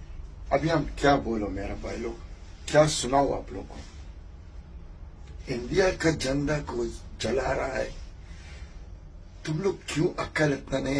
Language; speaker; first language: Hindi; non-native, fluent; Arabic